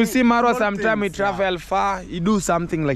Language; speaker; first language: English; non-native, learner; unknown